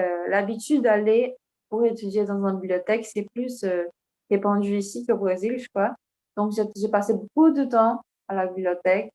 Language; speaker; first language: French; non-native, fluent; Portuguese